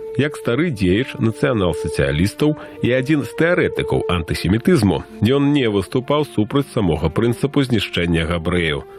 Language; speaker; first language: Belarusian; native; Belarusian